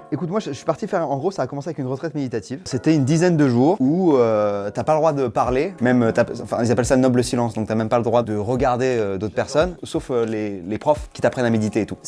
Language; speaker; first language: French; early bilingual, other home language; Persian